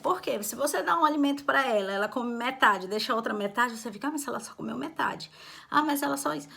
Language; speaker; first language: Portuguese; native; Portuguese